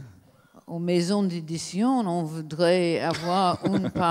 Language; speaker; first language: French; non-native, fluent; English